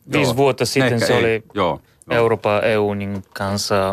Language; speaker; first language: Finnish; non-native, learner; Bulgarian